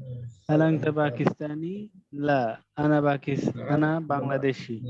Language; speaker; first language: Arabic; non-native, learner; Bangla